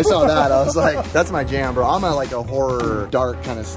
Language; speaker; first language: English; native; English